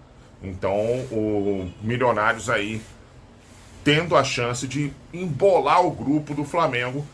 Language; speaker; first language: Portuguese; native; Portuguese